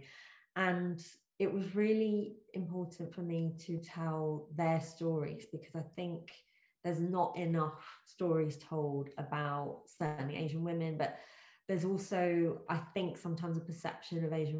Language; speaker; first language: English; native; English